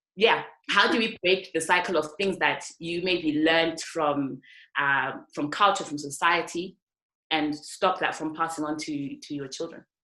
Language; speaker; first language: English; non-native, local second language; North Ndebele